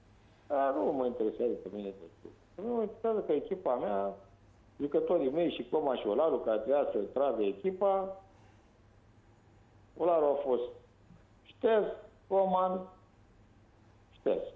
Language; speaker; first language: Romanian; native; Romanian